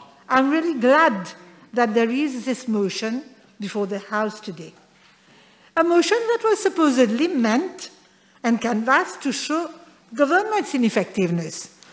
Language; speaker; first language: English; non-native, local second language; Morisyen